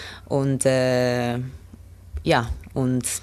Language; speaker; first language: German; non-native, learner; Italian